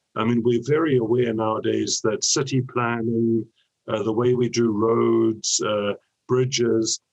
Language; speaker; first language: English; native; English